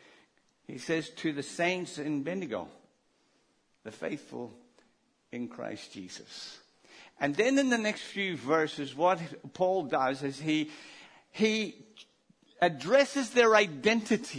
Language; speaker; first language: English; native; English